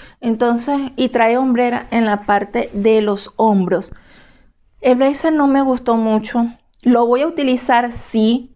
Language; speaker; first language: Spanish; native; Spanish